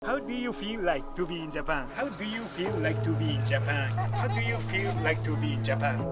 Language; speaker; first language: English; non-native, fluent; Japanese